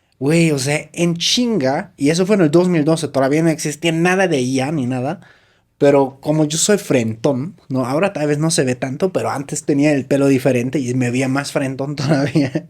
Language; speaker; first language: Spanish; non-native, fluent; German